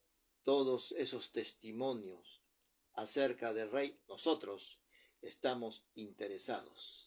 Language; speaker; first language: Spanish; native; Spanish